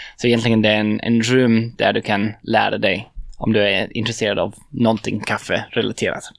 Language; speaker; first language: Swedish; non-native, fluent; English